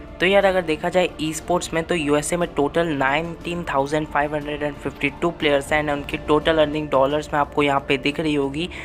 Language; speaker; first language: Hindi; non-native, local second language; Odia